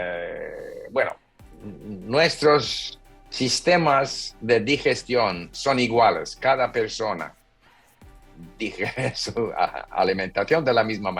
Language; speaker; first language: Spanish; non-native, fluent; English